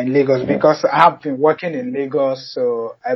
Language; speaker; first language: English; non-native, local second language; Yoruba